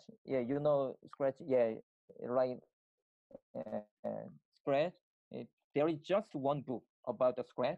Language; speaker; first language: English; non-native, learner; Korean